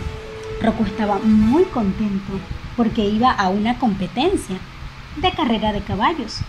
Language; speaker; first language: Spanish; native; Spanish